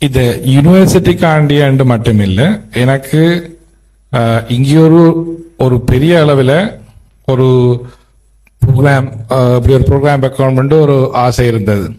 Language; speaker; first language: Tamil; native; Tamil